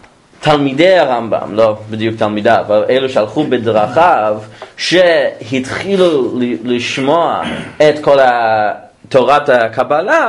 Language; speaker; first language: Hebrew; non-native, fluent; English